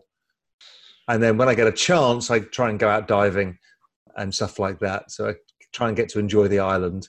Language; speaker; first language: English; native; English